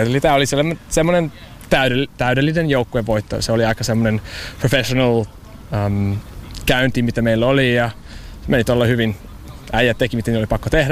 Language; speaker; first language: Finnish; non-native, learner; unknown